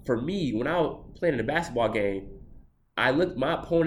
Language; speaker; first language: English; native; English